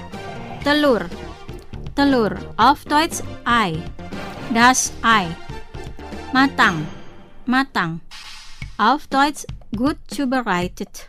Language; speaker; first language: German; non-native, fluent; Indonesian